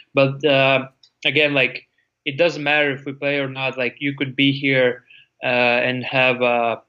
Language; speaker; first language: English; non-native, fluent; Latvian